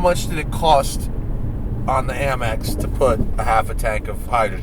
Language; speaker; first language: English; native; English